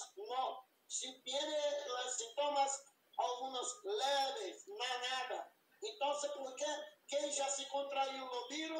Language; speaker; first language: Spanish; non-native, learner; Portuguese